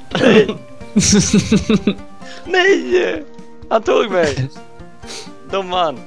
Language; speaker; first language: Swedish; native; Swedish